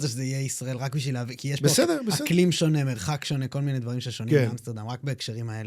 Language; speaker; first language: Hebrew; native; Hebrew